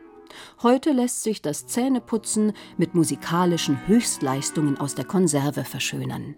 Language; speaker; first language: German; native; German